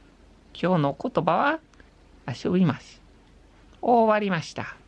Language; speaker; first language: Japanese; non-native, learner; English